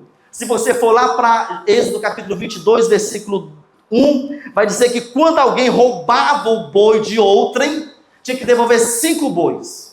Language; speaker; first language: Portuguese; native; Portuguese